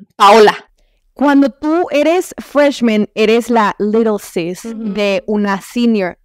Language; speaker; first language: Spanish; native; Spanish